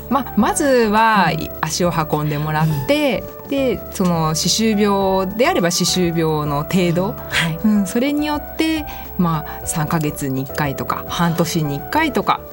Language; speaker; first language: Japanese; native; Japanese